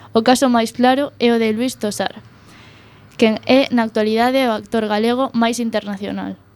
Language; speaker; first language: Galician; non-native, local second language; Spanish